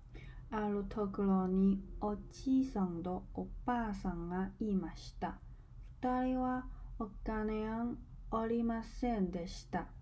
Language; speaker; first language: Japanese; non-native, learner; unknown